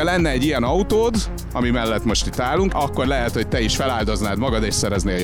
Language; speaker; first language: Hungarian; native; Hungarian